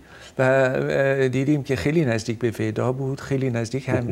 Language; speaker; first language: Persian; non-native, fluent; Dutch